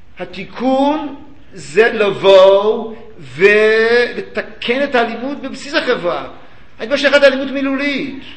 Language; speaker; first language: Hebrew; early bilingual, other home language; English